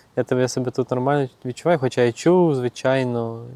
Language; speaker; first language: Ukrainian; native; Ukrainian